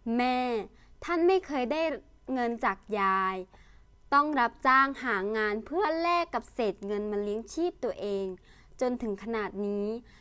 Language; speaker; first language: Thai; early bilingual, other home language; Lao